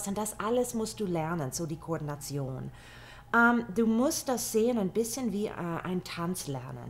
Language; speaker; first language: German; non-native, fluent; English